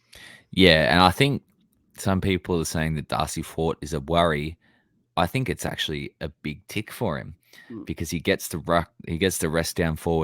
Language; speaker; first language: English; native; English